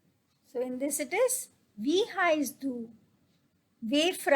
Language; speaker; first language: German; non-native, fluent; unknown